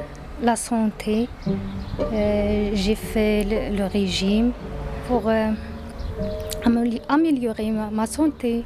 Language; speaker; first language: French; non-native, learner; Berber languages